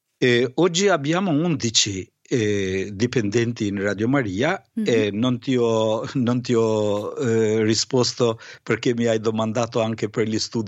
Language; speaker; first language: Italian; non-native, fluent; Albanian